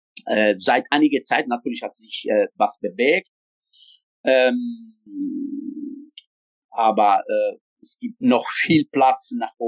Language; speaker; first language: German; non-native, fluent; Italian